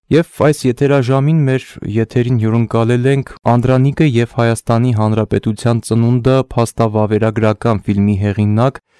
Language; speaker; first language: Armenian; native; Armenian